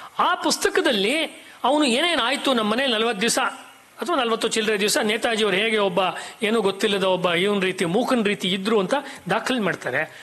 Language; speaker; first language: Kannada; native; Kannada